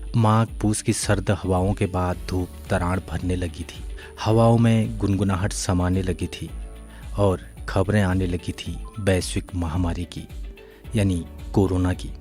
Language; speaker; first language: Hindi; native; Hindi